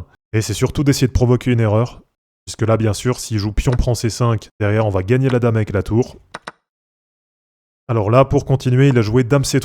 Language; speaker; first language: French; native; French